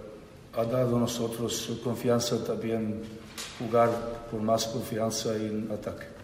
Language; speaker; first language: Spanish; non-native, learner; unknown